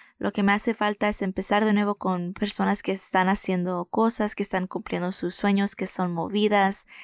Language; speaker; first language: Spanish; early bilingual, heritage; Spanish